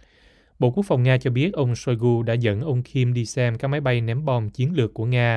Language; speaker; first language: Vietnamese; native; Vietnamese